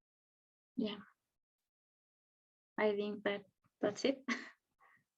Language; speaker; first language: English; non-native, learner; Spanish